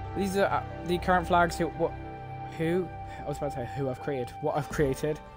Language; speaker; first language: English; native; English